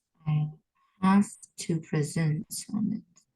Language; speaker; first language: English; non-native, learner; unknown